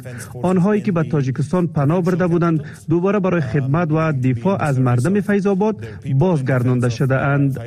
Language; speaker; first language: Persian; native; Persian